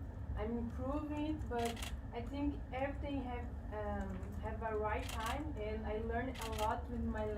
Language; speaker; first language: English; non-native, learner; Portuguese